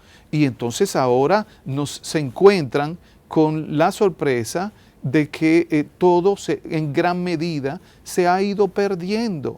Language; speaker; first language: Spanish; native; Spanish